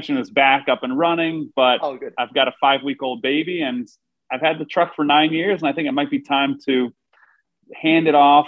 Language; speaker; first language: English; native; English